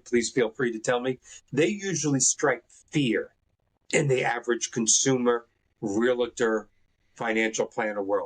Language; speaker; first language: English; native; English